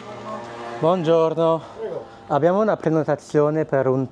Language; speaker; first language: Italian; non-native, learner; French